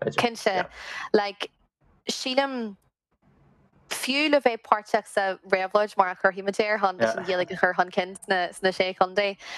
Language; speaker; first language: Irish; non-native, local second language; English